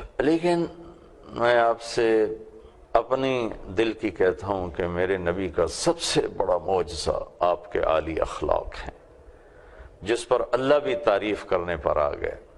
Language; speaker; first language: Urdu; non-native, local second language; Punjabi